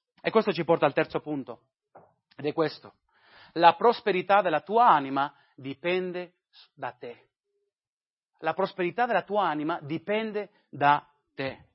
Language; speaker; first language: Italian; non-native, fluent; English